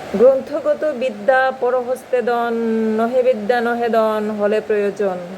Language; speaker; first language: Bangla; non-native, local second language; Garo